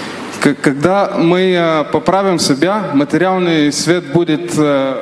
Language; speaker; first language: Russian; non-native, learner; Bulgarian